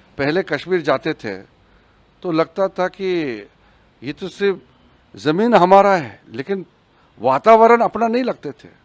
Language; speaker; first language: Hindi; non-native, local second language; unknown